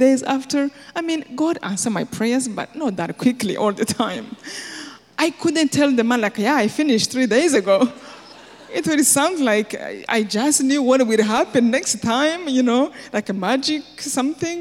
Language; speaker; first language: English; non-native, local second language; Kinyarwanda